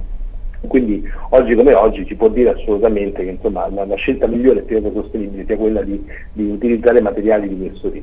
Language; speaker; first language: Italian; native; Italian